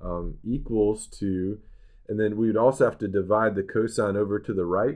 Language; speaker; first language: English; native; English